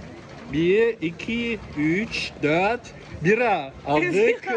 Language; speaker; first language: Turkish; non-native, learner; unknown